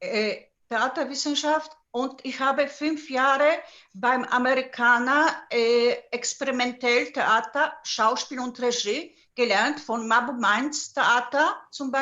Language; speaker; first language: German; non-native, fluent; Polish